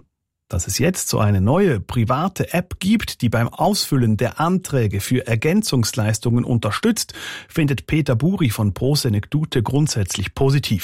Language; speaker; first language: German; native; German